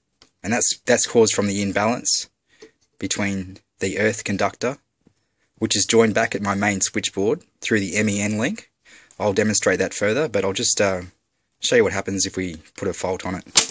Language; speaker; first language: English; native; English